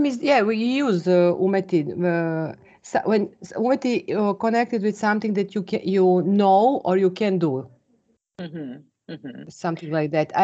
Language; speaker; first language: English; non-native, fluent; Serbian